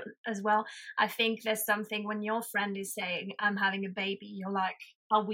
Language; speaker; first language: English; non-native, fluent; French